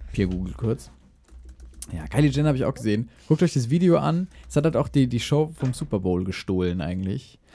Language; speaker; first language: German; native; German